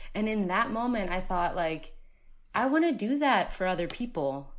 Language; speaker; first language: English; early bilingual, other home language; Spanish